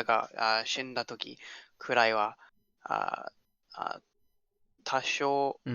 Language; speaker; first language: Japanese; non-native, learner; English